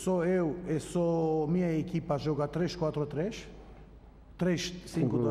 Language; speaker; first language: Portuguese; non-native, fluent; Romanian